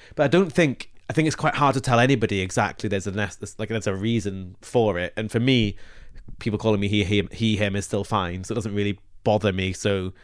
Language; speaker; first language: English; native; English